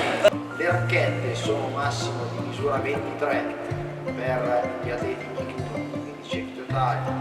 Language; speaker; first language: Italian; native; Italian